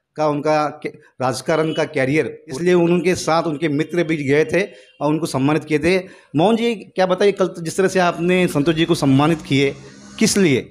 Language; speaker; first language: Hindi; non-native, local second language; Telugu